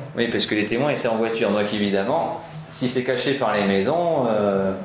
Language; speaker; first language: French; native; French